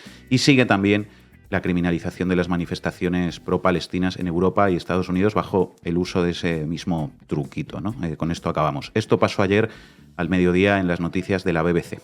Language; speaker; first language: Spanish; native; Spanish